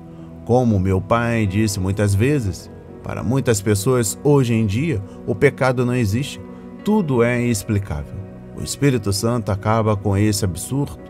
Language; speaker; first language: Portuguese; native; Portuguese